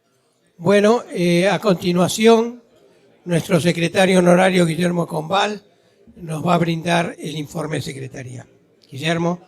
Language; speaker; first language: Spanish; native; Spanish